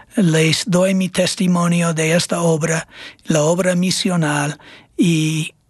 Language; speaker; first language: Spanish; non-native, fluent; English